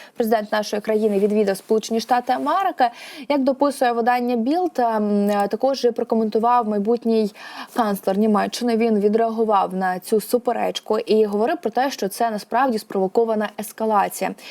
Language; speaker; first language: Ukrainian; native; Ukrainian